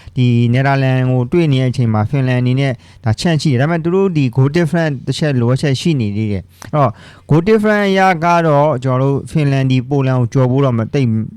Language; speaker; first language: Burmese; native; Burmese